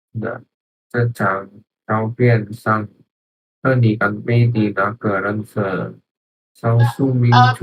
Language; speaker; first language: Chinese; non-native, learner; Indonesian